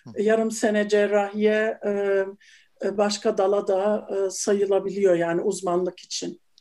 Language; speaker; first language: Turkish; early bilingual, heritage; Turkish